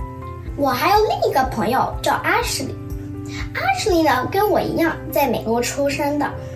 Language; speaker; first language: Chinese; early bilingual, heritage; Chinese